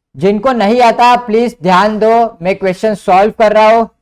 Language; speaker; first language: Hindi; non-native, local second language; Marathi